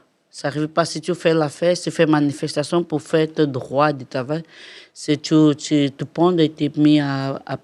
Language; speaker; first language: French; non-native, learner; Portuguese